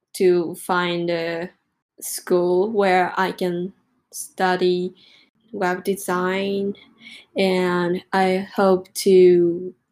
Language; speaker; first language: English; non-native, fluent; Japanese